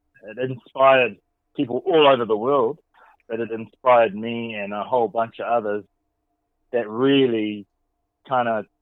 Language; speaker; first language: English; native; English